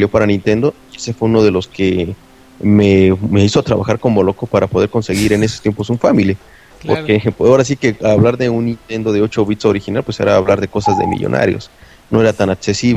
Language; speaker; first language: Spanish; native; Spanish